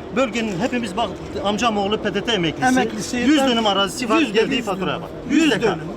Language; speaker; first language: Turkish; native; Turkish